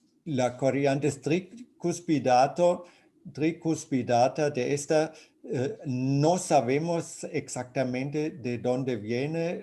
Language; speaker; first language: Spanish; non-native, fluent; German